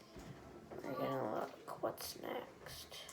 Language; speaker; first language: English; native; English